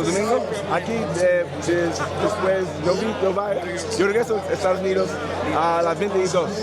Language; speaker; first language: Spanish; non-native, learner; English